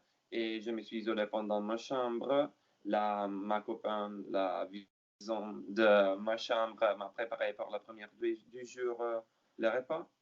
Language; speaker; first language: French; non-native, learner; Italian